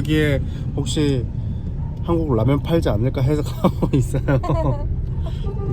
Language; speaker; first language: Korean; native; Korean